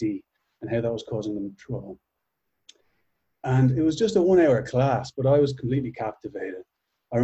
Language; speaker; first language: English; native; English